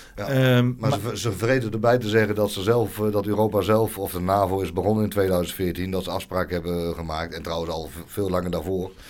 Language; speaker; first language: Dutch; native; Dutch